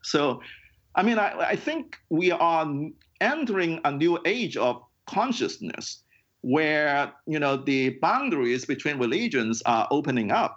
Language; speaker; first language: English; non-native, local second language; Cantonese